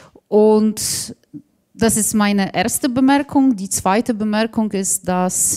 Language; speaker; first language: German; non-native, fluent; Polish